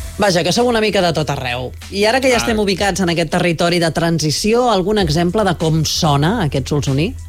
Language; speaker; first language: Catalan; native; Catalan